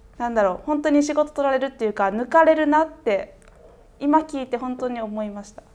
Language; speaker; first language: Japanese; native; Japanese